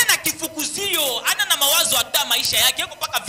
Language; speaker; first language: Swahili; native; Swahili